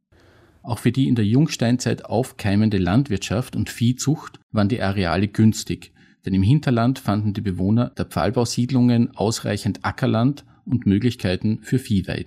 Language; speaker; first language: German; native; German